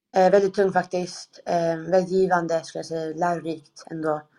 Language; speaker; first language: Swedish; native; Swedish